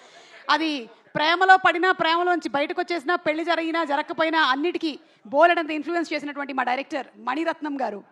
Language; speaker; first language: Telugu; native; Telugu